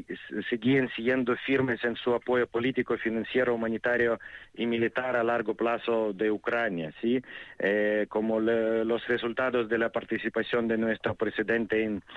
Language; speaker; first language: Spanish; non-native, fluent; Ukrainian